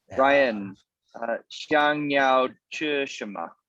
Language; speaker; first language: Chinese; non-native, learner; English